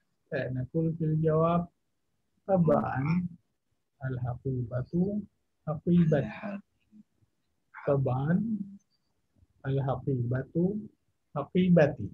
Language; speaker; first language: Arabic; non-native, fluent; Indonesian